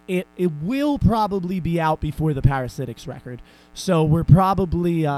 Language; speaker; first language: English; native; English